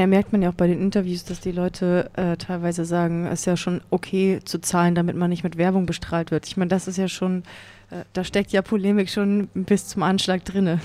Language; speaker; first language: German; native; German